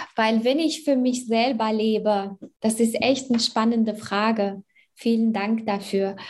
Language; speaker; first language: German; early bilingual, other home language; Arabic